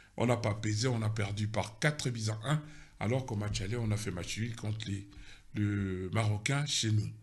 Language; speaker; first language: French; non-native, local second language; Lingala